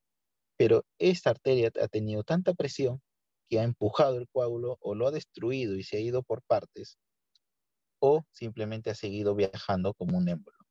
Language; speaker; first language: Spanish; native; Spanish